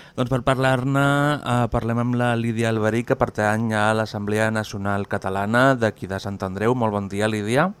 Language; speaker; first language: Catalan; native; Catalan